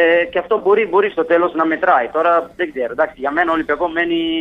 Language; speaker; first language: Greek; non-native, fluent; Italian